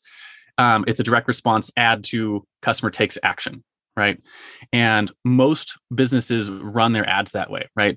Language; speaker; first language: English; native; English